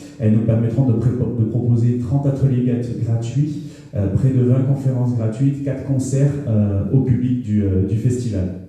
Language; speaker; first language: French; native; French